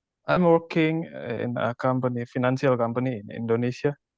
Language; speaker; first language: English; non-native, learner; Indonesian